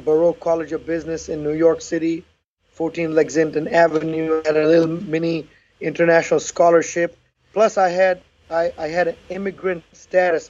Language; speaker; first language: English; non-native, local second language; Urdu